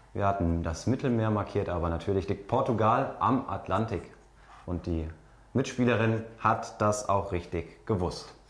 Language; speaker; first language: German; native; German